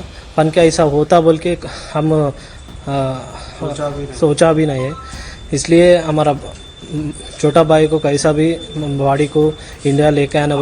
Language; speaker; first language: Hindi; non-native, local second language; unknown